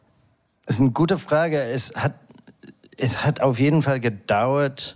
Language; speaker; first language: German; non-native, fluent; English